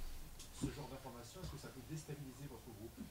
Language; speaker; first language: French; native; French